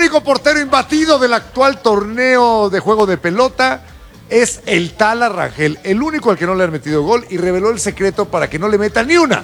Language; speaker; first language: Spanish; native; Spanish